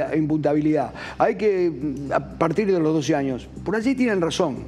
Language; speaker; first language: Spanish; native; Spanish